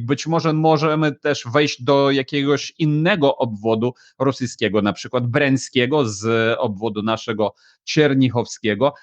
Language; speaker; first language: Polish; non-native, fluent; Ukrainian